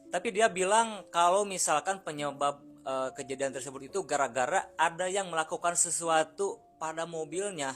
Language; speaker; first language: Indonesian; native; Indonesian